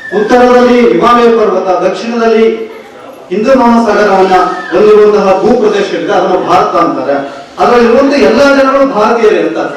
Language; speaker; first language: Kannada; native; Kannada